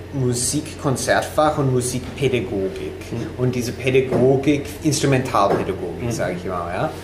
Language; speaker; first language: German; non-native, fluent; English